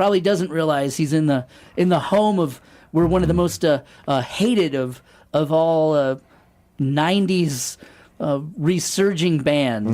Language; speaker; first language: English; native; English